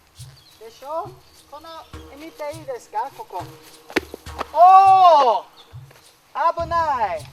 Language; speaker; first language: Japanese; non-native, learner; English